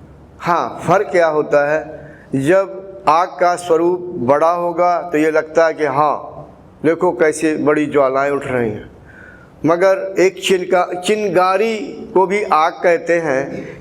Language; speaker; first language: Hindi; native; Hindi